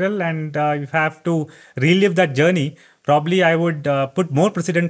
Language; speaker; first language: English; non-native, local second language; Tamil